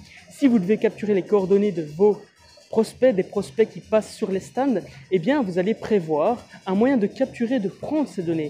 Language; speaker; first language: French; native; French